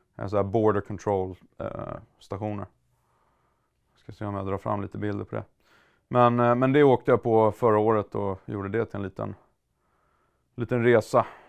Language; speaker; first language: Swedish; native; Swedish